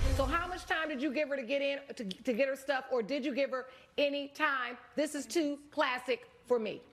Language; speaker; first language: English; native; English